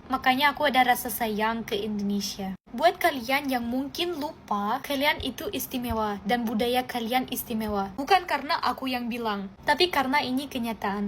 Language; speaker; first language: Indonesian; non-native, fluent; German